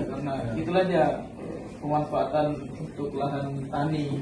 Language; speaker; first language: Indonesian; native; Indonesian